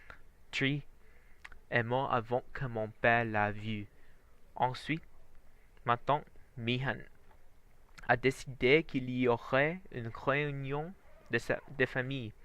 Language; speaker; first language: French; non-native, learner; Vietnamese